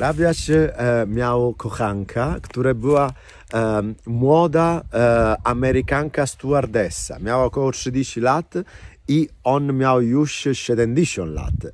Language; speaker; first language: Polish; non-native, fluent; Italian